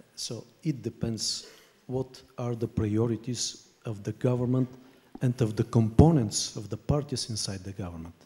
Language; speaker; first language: English; non-native, fluent; Bulgarian